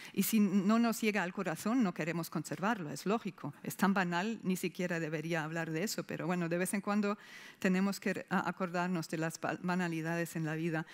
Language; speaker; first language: Spanish; non-native, fluent; German